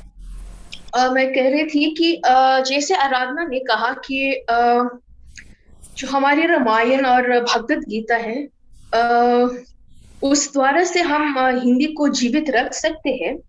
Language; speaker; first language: Hindi; non-native, fluent; English